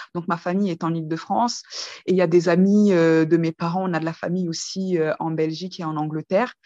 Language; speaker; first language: French; early bilingual, other home language; Kinyarwanda